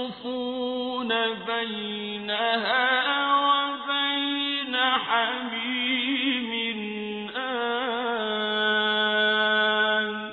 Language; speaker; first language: Arabic; native; Arabic